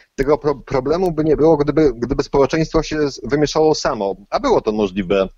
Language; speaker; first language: Polish; native; Polish